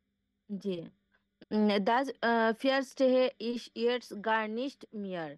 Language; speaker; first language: German; non-native, learner; Bangla